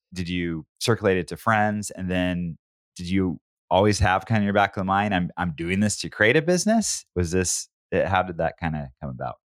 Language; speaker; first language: English; native; English